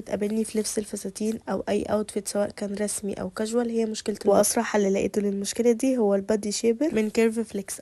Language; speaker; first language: Arabic; native; Arabic